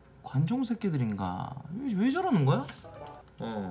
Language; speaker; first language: Korean; native; Korean